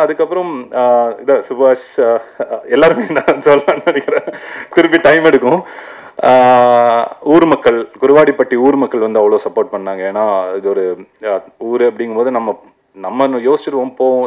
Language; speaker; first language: Tamil; native; Tamil